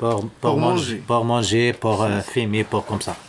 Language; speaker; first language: French; non-native, learner; Arabic